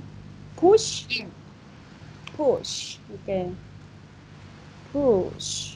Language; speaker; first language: English; non-native, fluent; Vietnamese